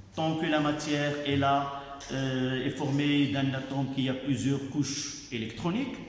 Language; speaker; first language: French; non-native, local second language; Arabic